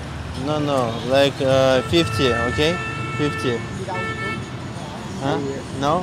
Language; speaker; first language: English; non-native, learner; Russian